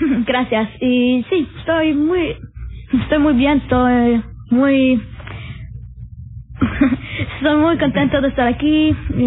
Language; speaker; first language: Spanish; early bilingual, heritage; Spanish